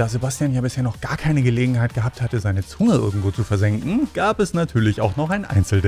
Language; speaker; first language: German; native; German